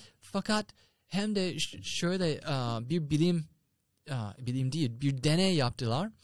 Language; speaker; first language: Turkish; non-native, fluent; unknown